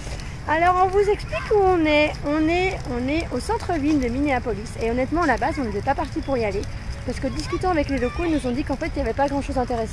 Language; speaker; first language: French; native; French